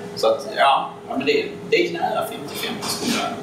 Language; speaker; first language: Swedish; native; Swedish